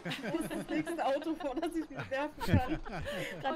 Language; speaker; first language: German; native; German